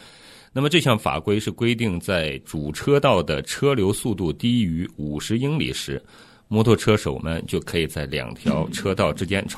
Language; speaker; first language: Chinese; native; Chinese